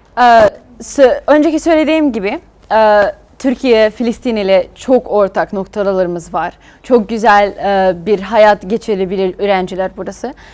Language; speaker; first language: Turkish; non-native, fluent; Arabic